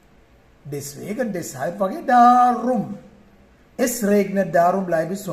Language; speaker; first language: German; non-native, fluent; Sinhala